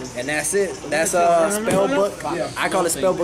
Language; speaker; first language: English; native; English